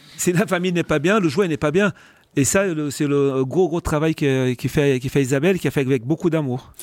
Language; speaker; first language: French; non-native, fluent; Portuguese